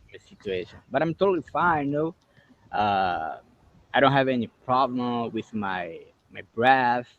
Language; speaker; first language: English; non-native, fluent; Portuguese